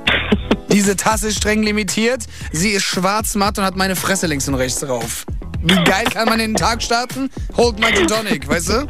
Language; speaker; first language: German; native; German